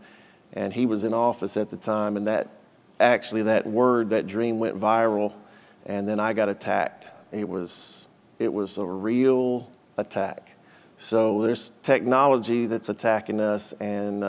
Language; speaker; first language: English; native; English